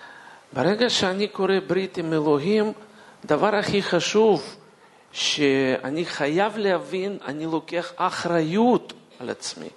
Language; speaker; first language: Hebrew; non-native, fluent; Russian